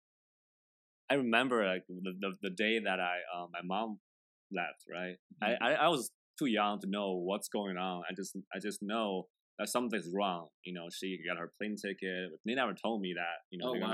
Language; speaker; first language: English; non-native, fluent; Chinese